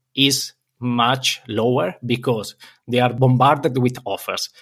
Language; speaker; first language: English; non-native, fluent; Italian